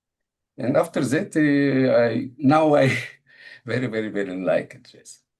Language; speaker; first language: English; non-native, learner; Russian